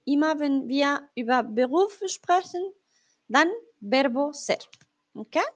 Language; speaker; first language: German; non-native, fluent; Spanish